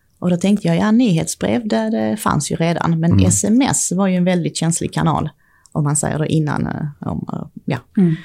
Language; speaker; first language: Swedish; early bilingual, other home language; Czech